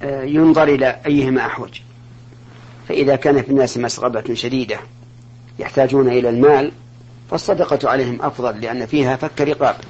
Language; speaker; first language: Arabic; native; Arabic